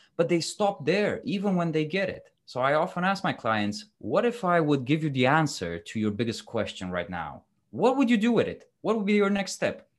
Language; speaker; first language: English; non-native, fluent; Romanian